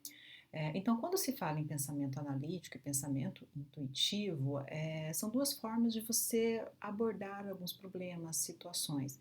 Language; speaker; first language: Portuguese; native; Portuguese